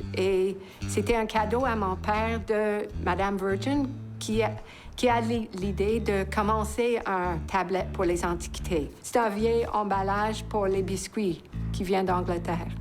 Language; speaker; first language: French; non-native, local second language; English